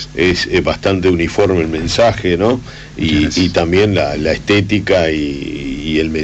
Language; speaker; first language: Spanish; native; Spanish